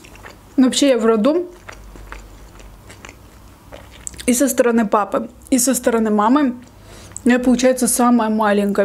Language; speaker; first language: Russian; native; Russian